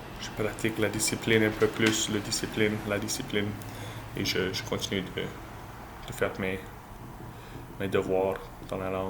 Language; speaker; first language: French; non-native, learner; English